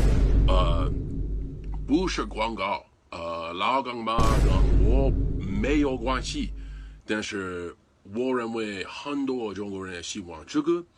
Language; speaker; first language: Chinese; non-native, learner; English